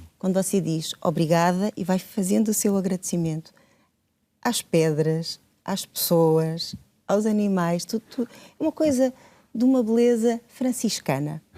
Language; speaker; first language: Portuguese; native; Portuguese